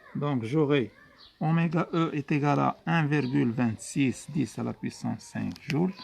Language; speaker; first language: French; non-native, local second language; Arabic